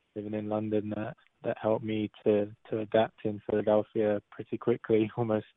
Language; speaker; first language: English; native; English